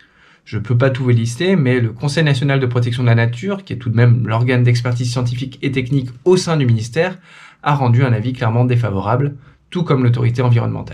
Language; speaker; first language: French; native; French